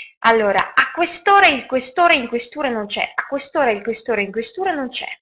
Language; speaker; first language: Italian; non-native, fluent; Russian